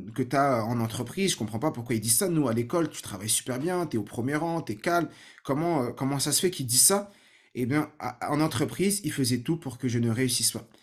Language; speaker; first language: French; native; French